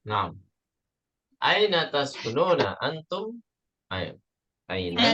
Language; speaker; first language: Arabic; non-native, fluent; Indonesian